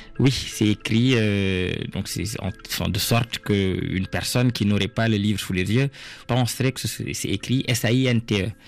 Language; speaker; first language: French; non-native, local second language; Serer